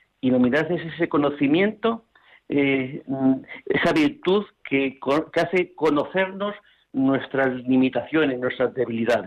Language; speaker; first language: Spanish; native; Spanish